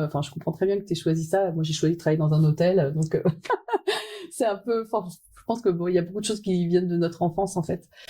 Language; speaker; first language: French; native; French